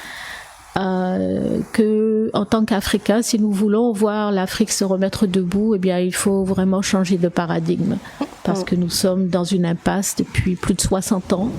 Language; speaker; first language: French; native; French